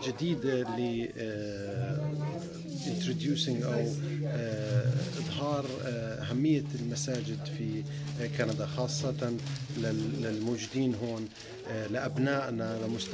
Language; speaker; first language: Arabic; native; Arabic